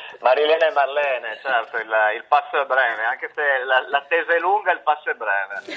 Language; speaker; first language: Italian; native; Italian